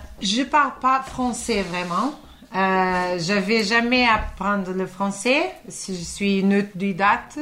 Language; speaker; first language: French; non-native, fluent; Portuguese